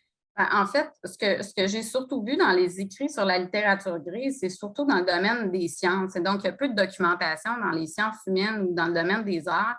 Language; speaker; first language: French; native; French